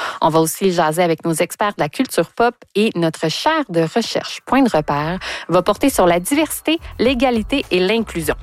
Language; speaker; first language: French; native; French